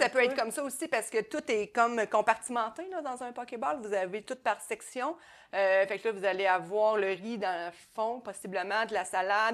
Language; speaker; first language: French; native; French